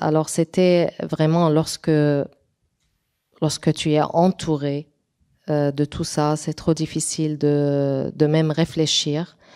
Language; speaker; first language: French; non-native, local second language; Arabic